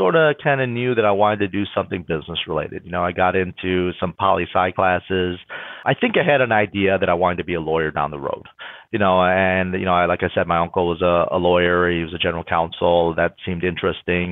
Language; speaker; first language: English; native; English